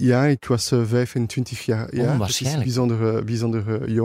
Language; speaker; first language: Dutch; non-native, local second language; French